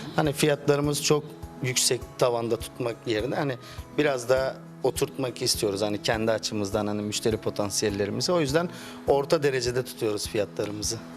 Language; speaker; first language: Turkish; native; Turkish